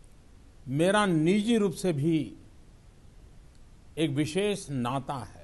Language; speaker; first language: Hindi; non-native, local second language; Gujarati